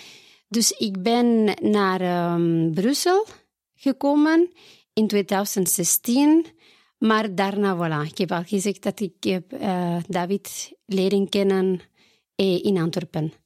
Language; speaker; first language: Dutch; non-native, fluent; Spanish